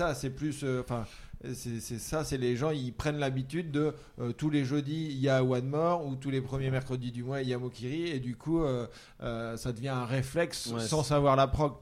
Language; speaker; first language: French; native; French